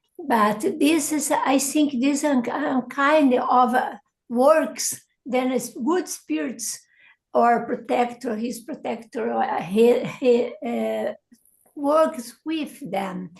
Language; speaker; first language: English; non-native, learner; Portuguese